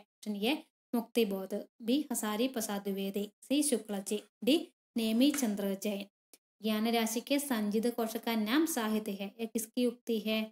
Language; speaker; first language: Hindi; non-native, local second language; Malayalam